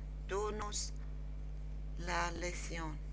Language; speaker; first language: Spanish; non-native, learner; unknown